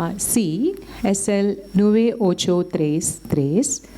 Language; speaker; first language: Spanish; non-native, learner; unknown